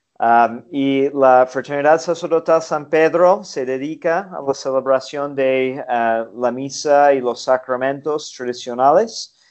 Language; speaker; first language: Spanish; non-native, fluent; English